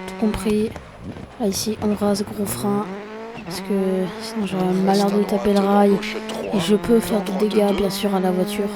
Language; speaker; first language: French; native; French